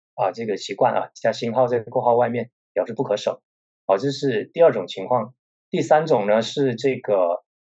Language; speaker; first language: Chinese; non-native, local second language; Min Nan Chinese